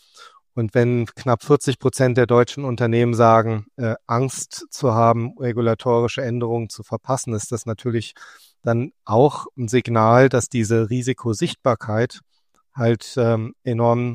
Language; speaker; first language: German; native; German